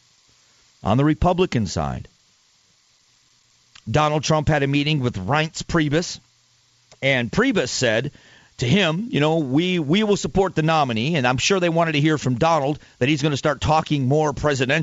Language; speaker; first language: English; native; English